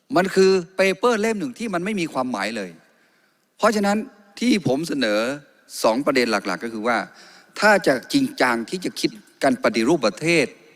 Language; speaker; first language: Thai; non-native, local second language; Karen languages